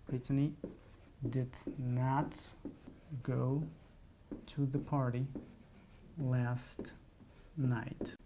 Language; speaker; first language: English; non-native, fluent; Spanish